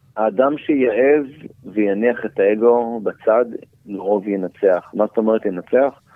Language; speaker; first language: Hebrew; native; Hebrew